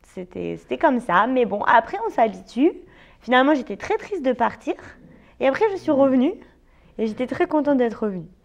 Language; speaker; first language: French; native; French